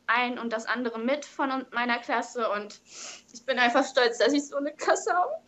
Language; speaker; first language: German; native; German